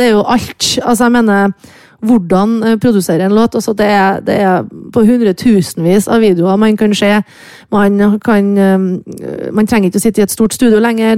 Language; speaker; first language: Norwegian; native; Norwegian